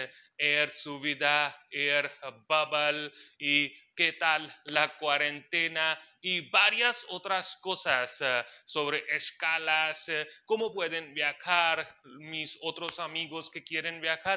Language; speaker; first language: Spanish; non-native, fluent; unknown